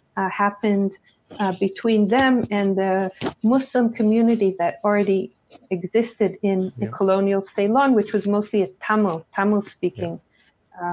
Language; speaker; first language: English; early bilingual, other home language; Hebrew